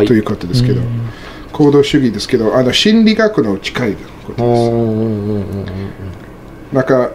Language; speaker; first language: Japanese; non-native, learner; English